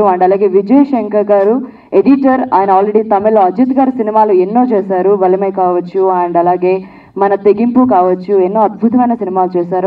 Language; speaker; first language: Telugu; native; Telugu